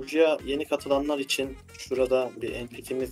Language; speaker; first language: Turkish; native; Turkish